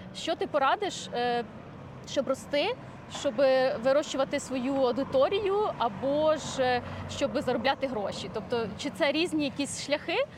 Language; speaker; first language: Ukrainian; native; Ukrainian